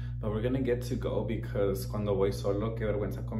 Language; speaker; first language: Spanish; early bilingual, heritage; Spanish